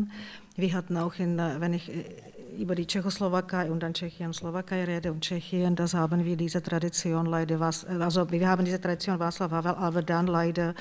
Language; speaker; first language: German; non-native, fluent; Czech